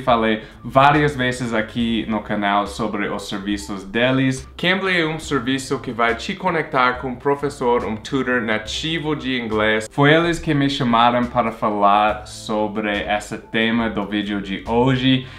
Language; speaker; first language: Portuguese; non-native, fluent; English